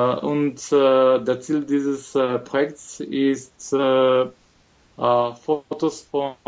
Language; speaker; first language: German; non-native, fluent; Macedonian